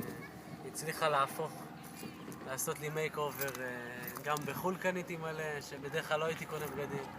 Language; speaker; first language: Hebrew; native; Hebrew